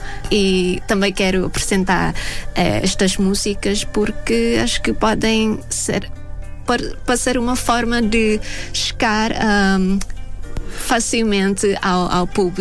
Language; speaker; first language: Portuguese; non-native, fluent; Thai